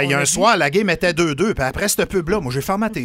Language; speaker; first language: French; native; French